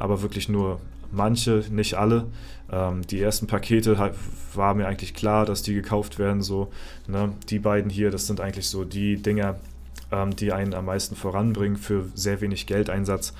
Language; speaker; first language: German; native; German